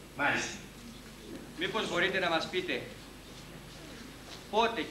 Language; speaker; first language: Greek; native; Greek